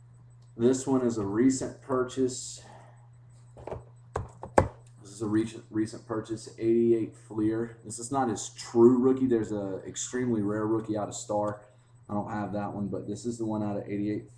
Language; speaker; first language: English; native; English